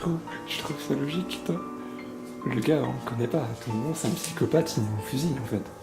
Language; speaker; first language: French; native; French